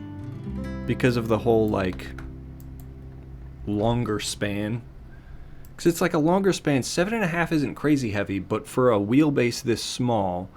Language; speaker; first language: English; native; English